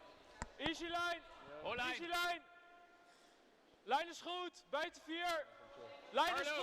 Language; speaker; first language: Dutch; native; Dutch